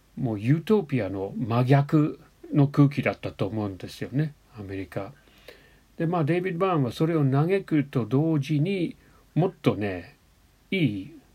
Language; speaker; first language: Japanese; non-native, fluent; English